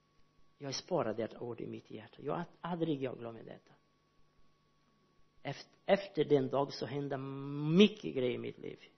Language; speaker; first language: Swedish; non-native, learner; Portuguese